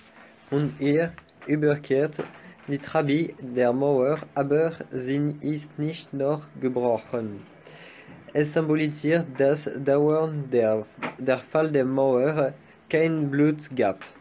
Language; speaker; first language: German; non-native, learner; French